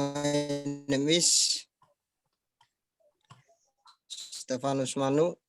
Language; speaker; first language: English; non-native, learner; Indonesian